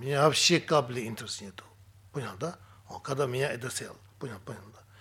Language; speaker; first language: Russian; non-native, learner; Tibetan